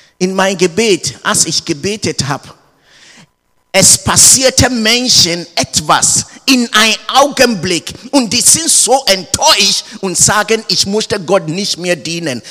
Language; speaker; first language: German; non-native, learner; English